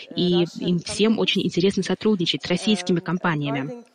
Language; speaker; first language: Russian; non-native, fluent; Arabic